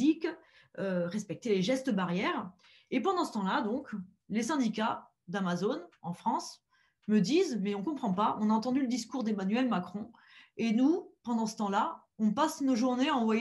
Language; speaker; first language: French; native; French